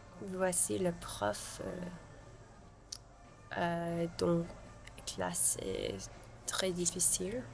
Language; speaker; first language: French; non-native, learner; English